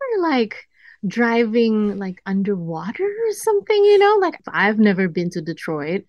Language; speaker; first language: English; non-native, local second language; Malay